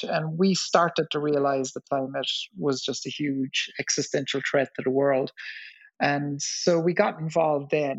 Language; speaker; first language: English; native; English